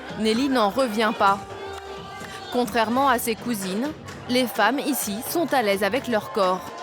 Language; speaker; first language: French; native; French